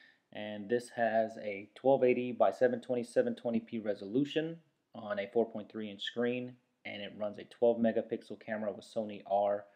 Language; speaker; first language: English; native; English